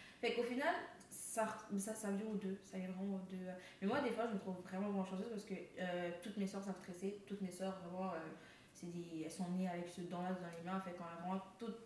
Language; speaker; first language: French; early bilingual, other home language; Lingala